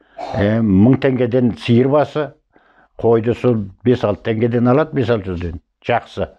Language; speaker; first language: Kazakh; native; Kazakh